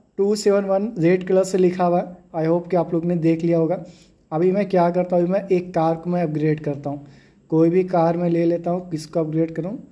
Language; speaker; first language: Hindi; native; Hindi